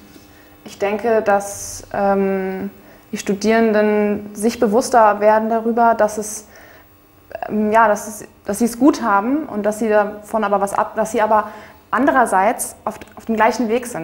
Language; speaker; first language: German; native; German